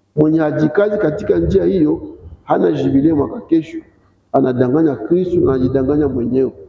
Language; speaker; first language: Swahili; non-native, local second language; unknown